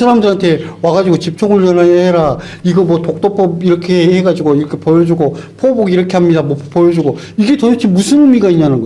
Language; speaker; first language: Korean; native; Korean